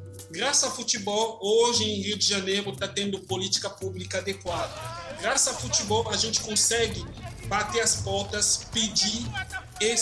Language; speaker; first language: Portuguese; non-native, fluent; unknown